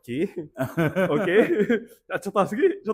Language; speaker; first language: Malay; native; Malay